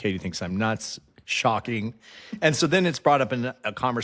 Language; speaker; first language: English; native; English